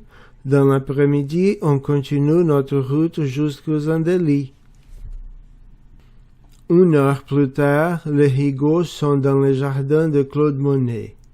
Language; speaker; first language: French; non-native, learner; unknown